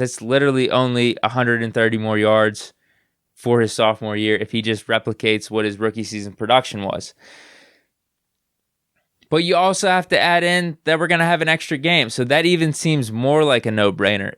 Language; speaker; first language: English; native; English